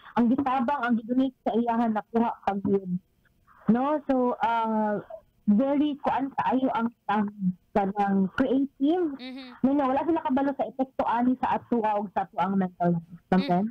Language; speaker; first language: Cebuano; native; Cebuano